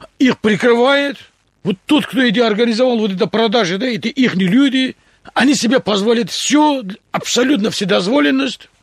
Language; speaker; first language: Russian; non-native, local second language; Talysh